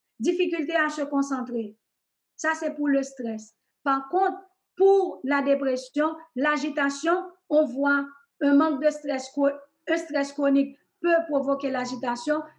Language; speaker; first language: French; non-native, local second language; Haitian Creole